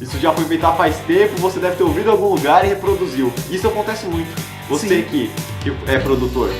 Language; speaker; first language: Portuguese; native; Portuguese